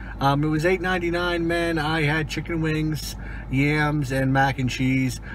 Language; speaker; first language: English; native; English